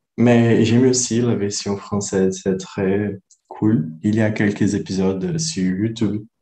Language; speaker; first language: French; non-native, learner; Portuguese